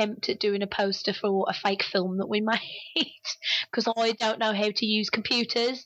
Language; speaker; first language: English; native; English